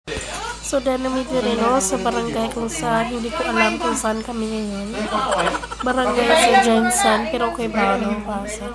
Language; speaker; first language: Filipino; non-native, local second language; Cebuano